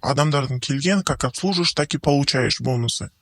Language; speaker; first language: Russian; non-native, local second language; Kazakh